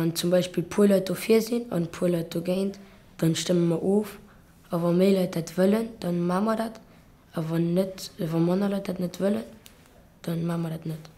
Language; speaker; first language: German; non-native, local second language; Luxembourgish